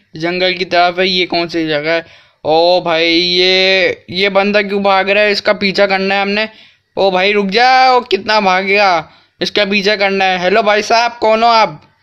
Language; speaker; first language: Hindi; native; Hindi